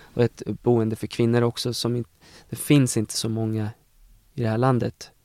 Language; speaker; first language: Swedish; native; Swedish